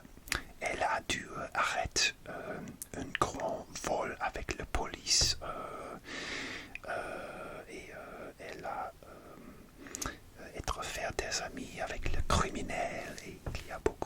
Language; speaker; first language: French; non-native, learner; English